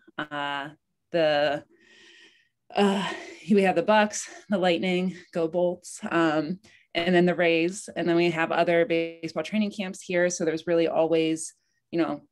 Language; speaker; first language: English; native; English